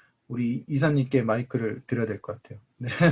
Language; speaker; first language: Korean; native; Korean